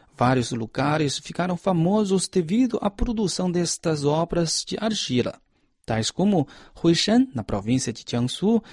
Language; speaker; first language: Portuguese; non-native, fluent; Chinese